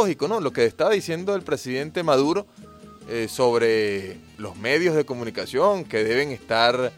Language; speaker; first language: Spanish; native; Spanish